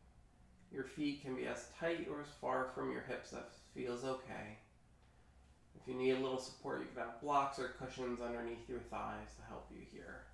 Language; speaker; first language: English; native; English